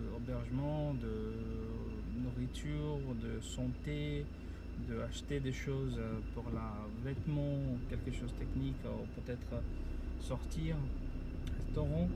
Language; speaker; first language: French; non-native, fluent; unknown